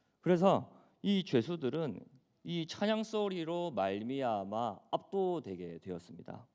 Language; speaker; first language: Korean; native; Korean